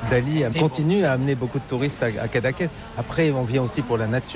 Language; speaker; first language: French; native; French